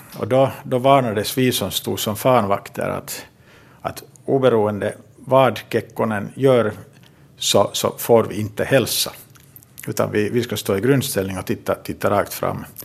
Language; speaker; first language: Swedish; native; Swedish